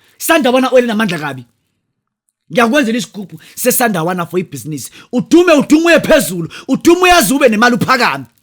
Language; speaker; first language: Zulu; non-native, local second language; Northern Sotho